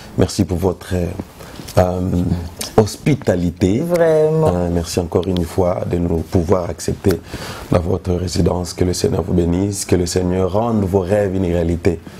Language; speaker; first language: French; non-native, local second language; Lingala